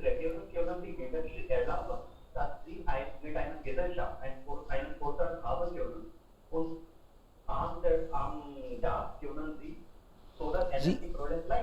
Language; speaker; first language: German; non-native, learner; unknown